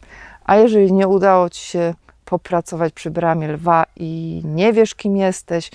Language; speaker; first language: Polish; native; Polish